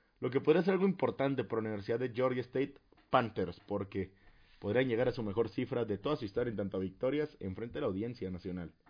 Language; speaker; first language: Spanish; native; Spanish